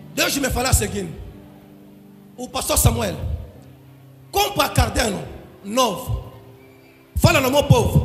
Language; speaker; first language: Portuguese; non-native, learner; Lingala